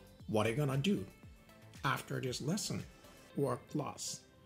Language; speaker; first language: English; non-native, fluent; Japanese